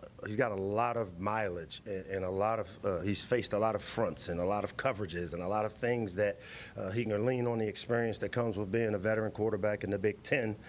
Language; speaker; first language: English; native; English